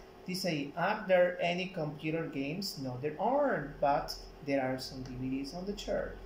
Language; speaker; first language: English; non-native, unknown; Spanish